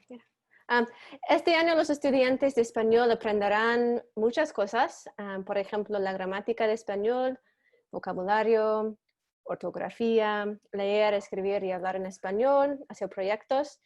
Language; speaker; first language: Spanish; non-native, fluent; English